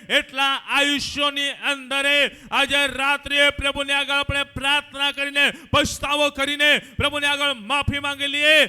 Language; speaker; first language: Gujarati; native; Gujarati